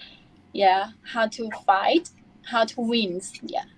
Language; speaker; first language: English; non-native, learner; Thai